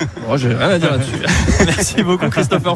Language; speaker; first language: French; native; French